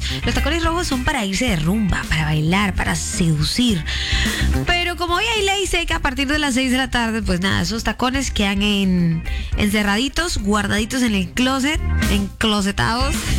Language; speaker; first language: Spanish; native; Spanish